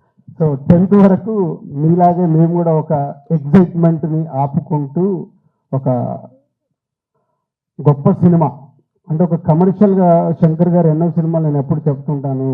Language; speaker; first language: Telugu; native; Telugu